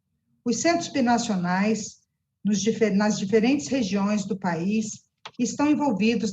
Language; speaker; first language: Portuguese; native; Portuguese